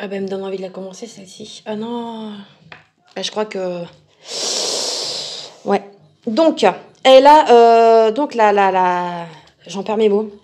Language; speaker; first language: French; native; French